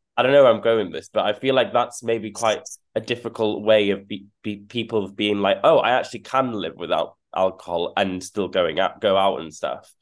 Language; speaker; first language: English; native; English